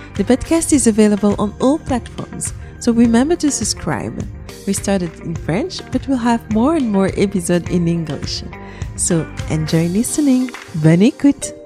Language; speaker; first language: English; non-native, fluent; French